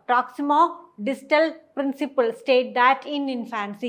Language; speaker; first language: English; non-native, local second language; Malayalam